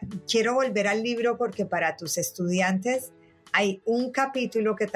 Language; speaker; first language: Spanish; native; Spanish